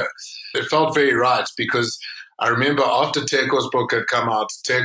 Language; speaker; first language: English; native; English